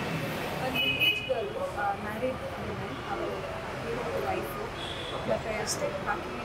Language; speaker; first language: Kannada; non-native, local second language; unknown